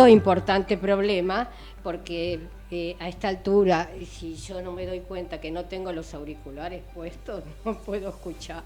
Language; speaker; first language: Spanish; native; Spanish